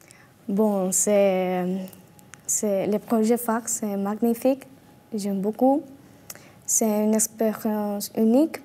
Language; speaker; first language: French; non-native, learner; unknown